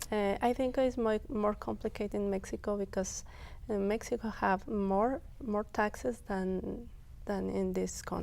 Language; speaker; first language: English; non-native, local second language; Spanish